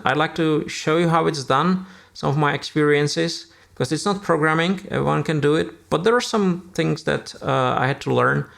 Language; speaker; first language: English; non-native, fluent; Czech